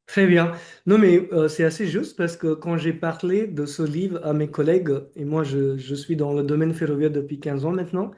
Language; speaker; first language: French; non-native, fluent; Marathi